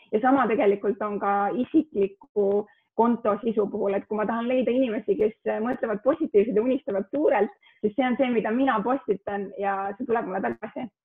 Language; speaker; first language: Estonian; early bilingual, heritage; Estonian